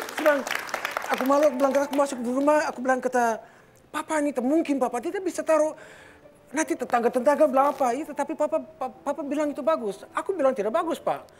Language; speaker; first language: Indonesian; early bilingual, heritage; Indonesian